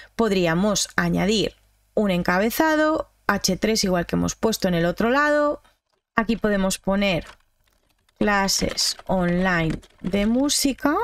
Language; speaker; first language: Spanish; native; Spanish